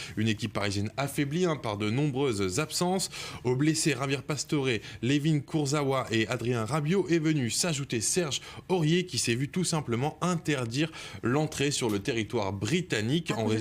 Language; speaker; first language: French; native; French